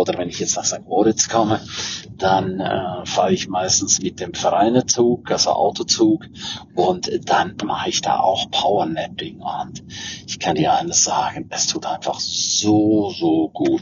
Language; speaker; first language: German; native; German